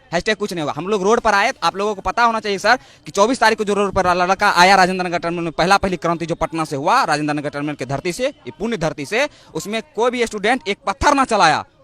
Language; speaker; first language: Hindi; native; Hindi